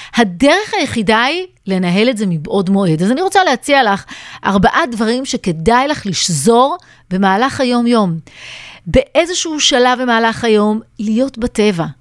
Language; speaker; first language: Hebrew; native; Hebrew